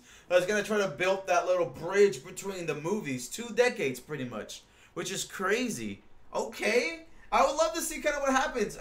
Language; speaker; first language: English; native; English